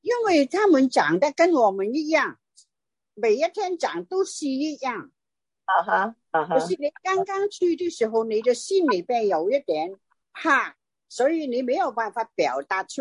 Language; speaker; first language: Chinese; non-native, local second language; Cantonese